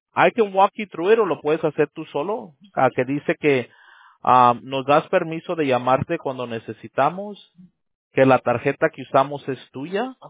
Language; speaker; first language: Spanish; early bilingual, heritage; Spanish